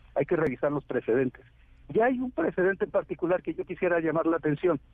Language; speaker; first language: Spanish; native; Spanish